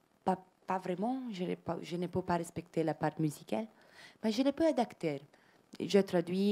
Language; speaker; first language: French; non-native, learner; Italian